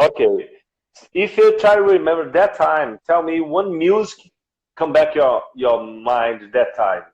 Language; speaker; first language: English; non-native, learner; Portuguese